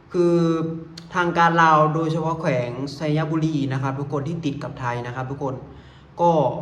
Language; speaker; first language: Thai; native; Thai